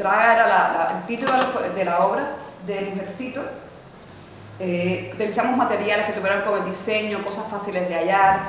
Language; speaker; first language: Spanish; native; Spanish